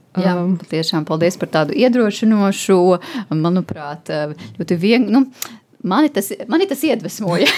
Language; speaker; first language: Latvian; native; Latvian